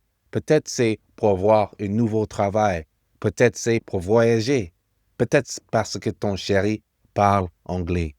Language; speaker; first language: French; non-native, fluent; English